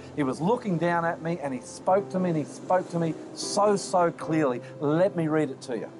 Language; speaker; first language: English; native; English